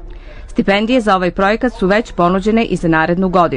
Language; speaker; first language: Serbian; native; Serbian